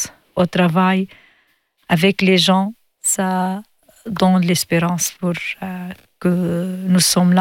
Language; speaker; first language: French; non-native, learner; Arabic